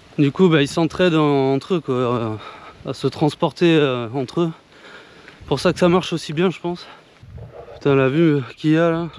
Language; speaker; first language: French; native; French